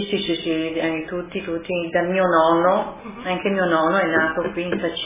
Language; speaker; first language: Italian; early bilingual, other home language; French